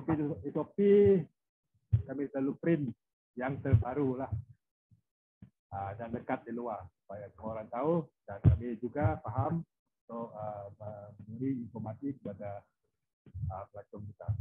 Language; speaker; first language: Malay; non-native, local second language; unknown